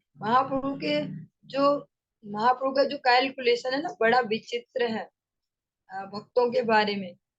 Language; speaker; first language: Hindi; non-native, local second language; Bangla